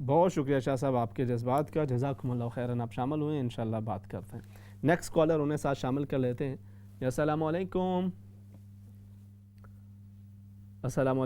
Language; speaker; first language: Urdu; native; Urdu